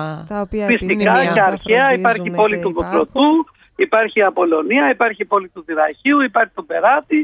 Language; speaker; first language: Greek; non-native, fluent; Albanian